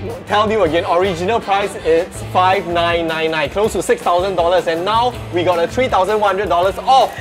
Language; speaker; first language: English; non-native, local second language; Chinese